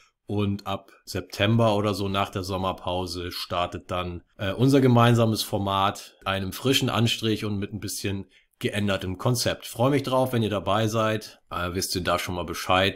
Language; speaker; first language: German; native; German